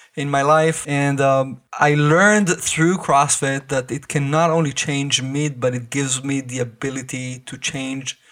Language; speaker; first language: English; non-native, fluent; Hebrew